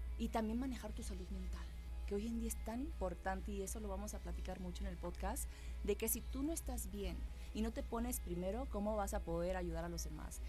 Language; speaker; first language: Spanish; early bilingual, heritage; Spanish